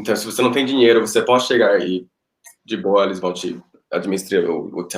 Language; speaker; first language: Portuguese; non-native, fluent; Spanish